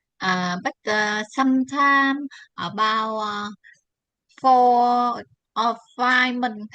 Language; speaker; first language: English; non-native, learner; Vietnamese